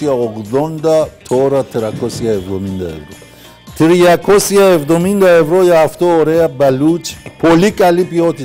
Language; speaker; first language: Greek; non-native, fluent; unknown